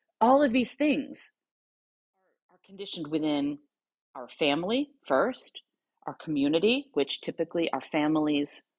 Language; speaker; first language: English; native; English